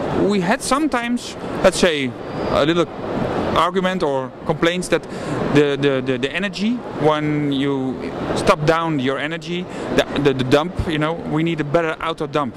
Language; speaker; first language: English; non-native, fluent; Dutch